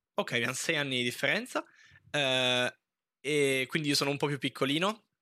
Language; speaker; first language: Italian; native; Italian